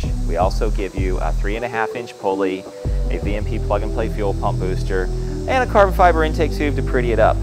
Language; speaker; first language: English; native; English